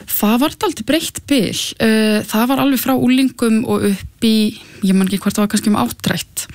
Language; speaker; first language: Icelandic; native; Icelandic